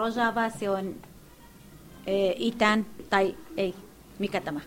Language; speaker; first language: Finnish; non-native, learner; Kurdish